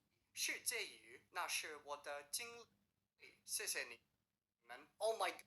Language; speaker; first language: Chinese; non-native, learner; English